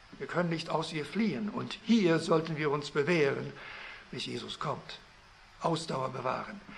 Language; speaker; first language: German; early bilingual, heritage; German